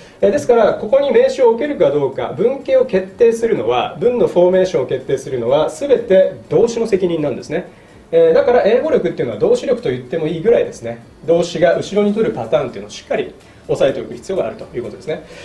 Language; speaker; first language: Japanese; native; Japanese